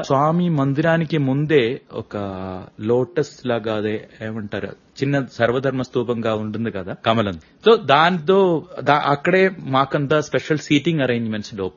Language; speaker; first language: Telugu; non-native, local second language; Malayalam